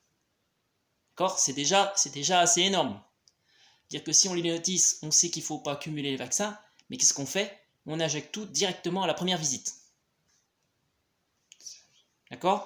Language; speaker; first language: French; native; French